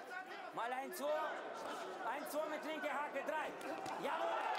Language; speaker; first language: German; native; German